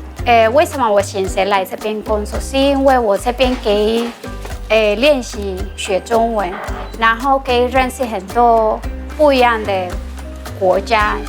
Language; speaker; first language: Chinese; non-native, learner; Spanish